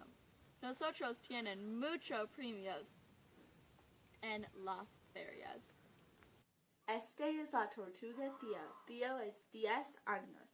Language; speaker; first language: Spanish; non-native, learner; English